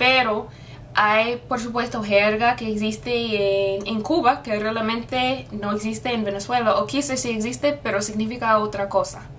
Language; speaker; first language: Spanish; non-native, fluent; English